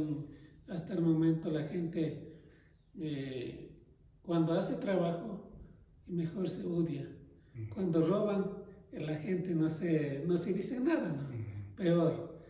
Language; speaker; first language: Spanish; non-native, local second language; Quechua